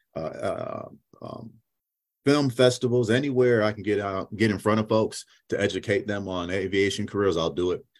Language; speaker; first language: English; native; English